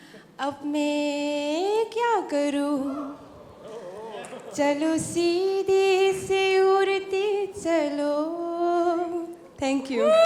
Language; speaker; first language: Hindi; non-native, local second language; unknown